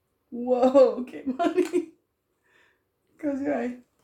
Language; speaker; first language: English; native; English